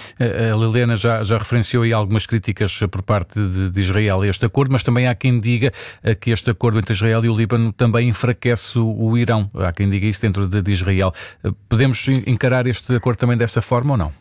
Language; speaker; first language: Portuguese; native; Portuguese